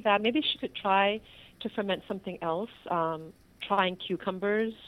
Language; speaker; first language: English; non-native, local second language; Cantonese